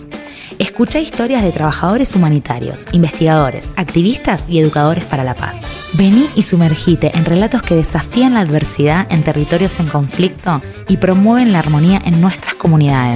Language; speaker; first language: Spanish; native; Spanish